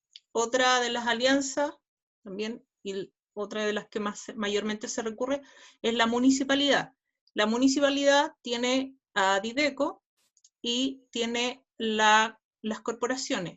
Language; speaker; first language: Spanish; native; Spanish